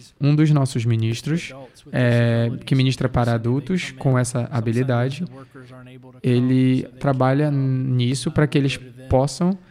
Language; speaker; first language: Portuguese; non-native, fluent; English